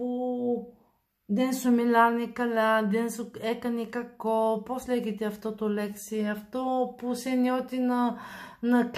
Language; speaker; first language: Greek; non-native, learner; Bulgarian